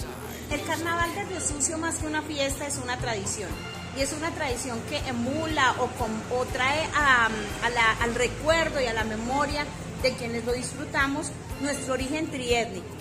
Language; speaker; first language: Spanish; native; Spanish